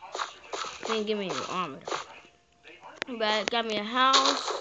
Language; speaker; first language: English; native; English